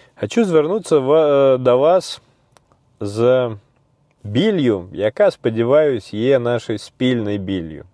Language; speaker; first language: Ukrainian; non-native, learner; Russian